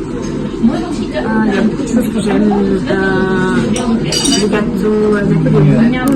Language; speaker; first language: French; early bilingual, heritage; French